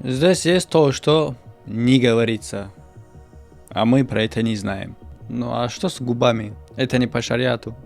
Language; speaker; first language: Russian; non-native, fluent; Tajik